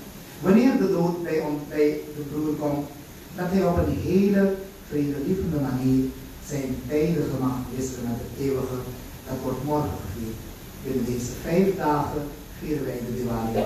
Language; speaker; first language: Dutch; non-native, local second language; Caribbean Hindustani